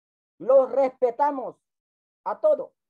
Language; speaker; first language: Spanish; non-native, local second language; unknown